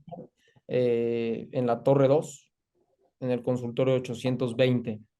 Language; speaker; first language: Spanish; native; Spanish